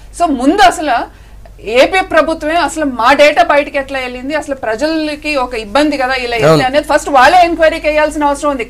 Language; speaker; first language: Telugu; native; Telugu